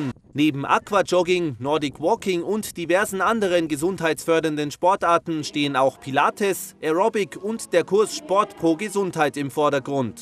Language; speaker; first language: German; native; German